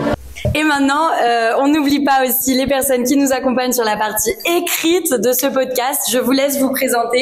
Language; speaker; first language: French; native; French